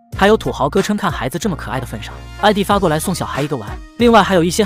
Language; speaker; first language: Chinese; native; Chinese